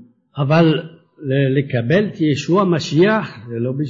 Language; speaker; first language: Hebrew; non-native, fluent; French